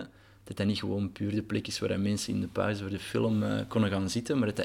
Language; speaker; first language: Dutch; native; Dutch